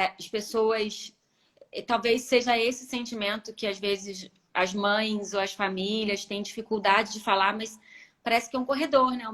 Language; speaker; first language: Portuguese; native; Portuguese